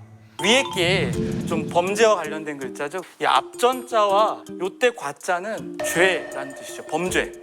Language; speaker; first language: Korean; native; Korean